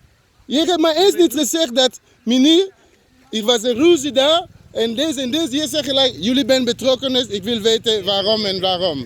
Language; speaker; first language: Dutch; non-native, learner; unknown